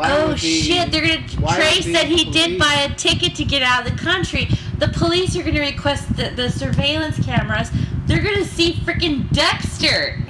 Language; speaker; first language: English; native; English